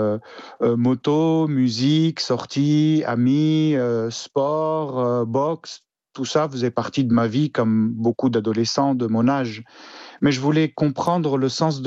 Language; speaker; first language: French; non-native, local second language; Arabic